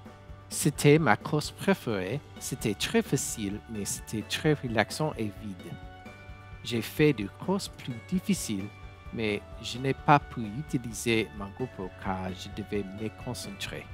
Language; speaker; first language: French; non-native, learner; English